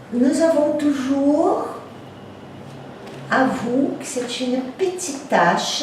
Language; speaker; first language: French; non-native, fluent; Portuguese